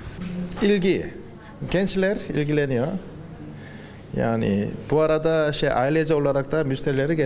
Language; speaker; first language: Turkish; non-native, learner; Korean